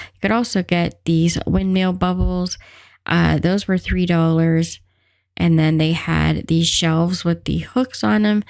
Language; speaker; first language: English; native; English